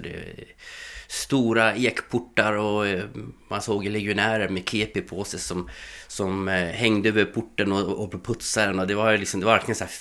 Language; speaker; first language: Swedish; native; Swedish